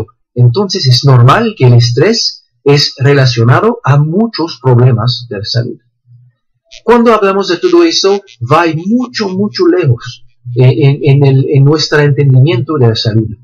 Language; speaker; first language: Spanish; non-native, fluent; French